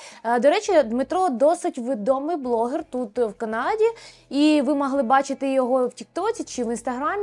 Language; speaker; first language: Ukrainian; native; Ukrainian